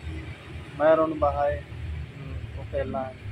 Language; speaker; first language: Filipino; non-native, learner; Punjabi